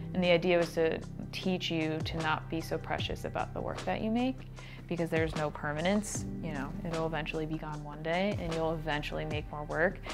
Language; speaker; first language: English; native; English